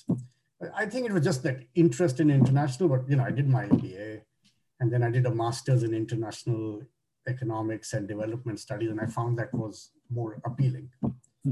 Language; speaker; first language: English; non-native, local second language; Bangla